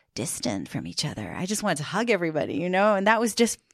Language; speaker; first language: English; non-native, fluent; Hebrew